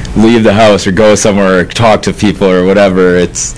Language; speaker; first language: English; native; English